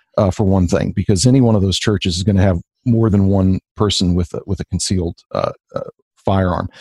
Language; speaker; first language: English; native; English